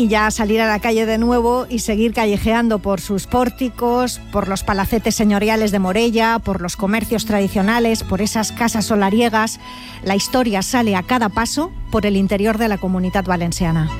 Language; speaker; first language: Spanish; native; Spanish